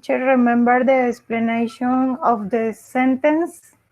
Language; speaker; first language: English; non-native, learner; Spanish